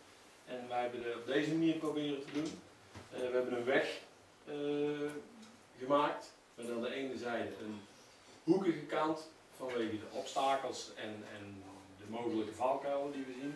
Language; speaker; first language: Dutch; native; Dutch